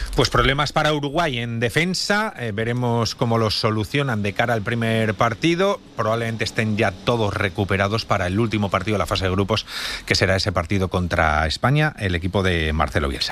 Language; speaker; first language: Spanish; native; Spanish